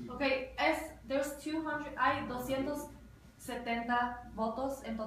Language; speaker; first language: Spanish; early bilingual, heritage; Spanish